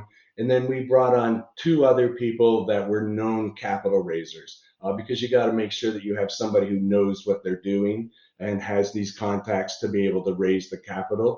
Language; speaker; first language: English; native; English